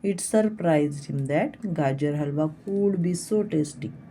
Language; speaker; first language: English; non-native, local second language; Marathi